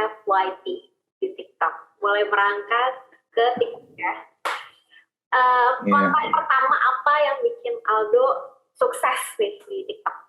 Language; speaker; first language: Indonesian; native; Indonesian